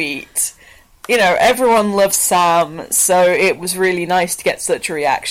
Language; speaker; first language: English; native; English